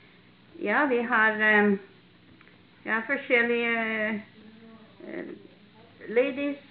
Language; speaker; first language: Norwegian; early bilingual, heritage; Norwegian